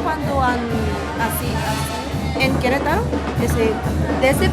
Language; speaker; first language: Spanish; non-native, learner; Korean